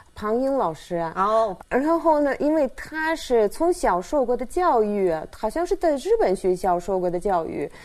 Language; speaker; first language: Chinese; non-native, fluent; Russian